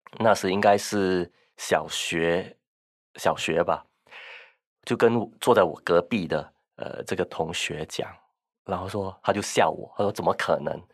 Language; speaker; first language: Chinese; non-native, local second language; Min Nan Chinese